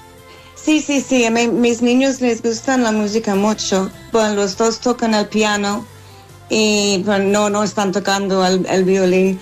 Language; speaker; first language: Spanish; non-native, fluent; English